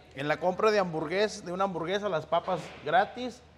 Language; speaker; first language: Spanish; native; Spanish